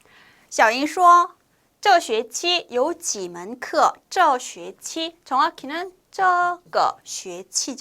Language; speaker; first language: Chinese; non-native, fluent; Korean